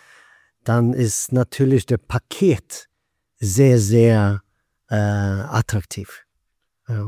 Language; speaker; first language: German; non-native, fluent; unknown